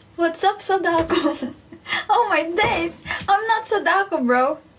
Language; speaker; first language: English; non-native, local second language; Filipino